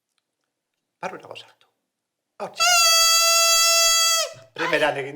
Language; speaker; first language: Basque; native; Basque